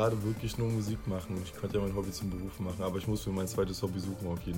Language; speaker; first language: German; native; German